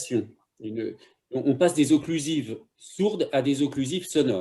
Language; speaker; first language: French; native; French